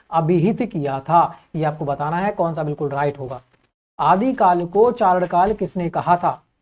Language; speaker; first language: Hindi; native; Hindi